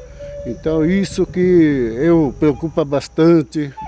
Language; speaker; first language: Portuguese; non-native, local second language; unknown